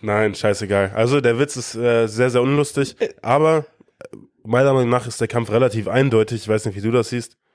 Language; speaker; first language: German; native; German